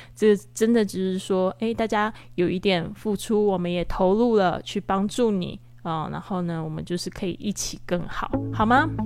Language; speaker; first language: Chinese; native; Chinese